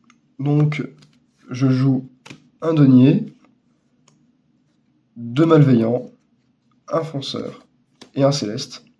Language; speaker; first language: French; native; French